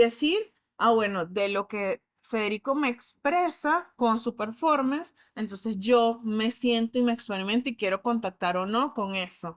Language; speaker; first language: Spanish; native; Spanish